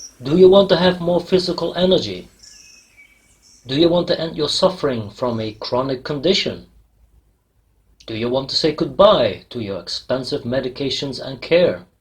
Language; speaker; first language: English; non-native, fluent; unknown